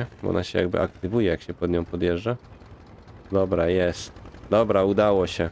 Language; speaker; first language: Polish; native; Polish